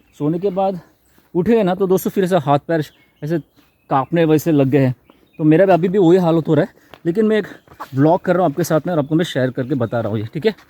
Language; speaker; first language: Hindi; non-native, local second language; Marathi